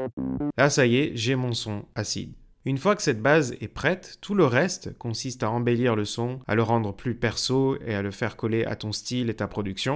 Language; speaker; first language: French; native; French